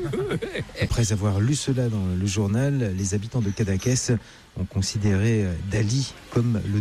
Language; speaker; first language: French; native; French